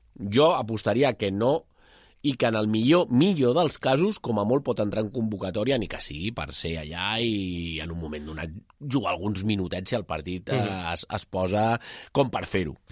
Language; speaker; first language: Catalan; native; Catalan